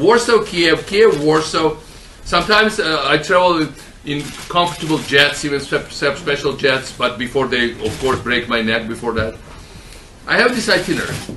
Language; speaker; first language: English; non-native, fluent; Georgian